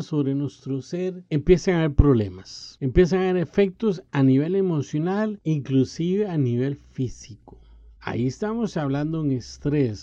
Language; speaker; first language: Spanish; native; Spanish